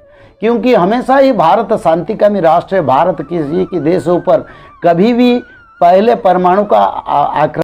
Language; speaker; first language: Hindi; non-native, local second language; Odia